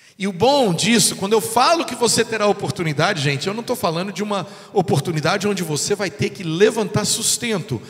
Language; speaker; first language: Portuguese; non-native, fluent; English